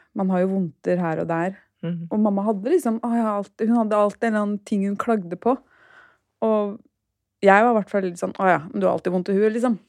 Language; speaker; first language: Norwegian; early bilingual, other home language; Turkish